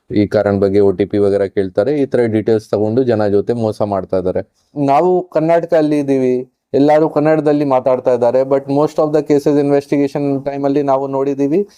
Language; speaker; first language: Kannada; non-native, fluent; Hindi